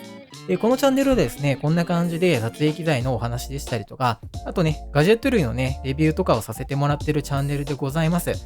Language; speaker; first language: Japanese; native; Japanese